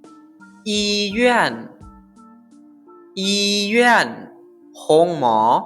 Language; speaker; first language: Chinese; non-native, fluent; Lao